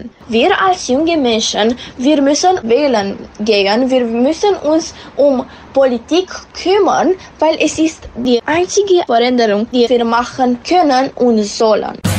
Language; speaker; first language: German; non-native, local second language; Romanian